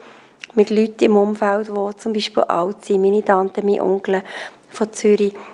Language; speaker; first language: German; native; German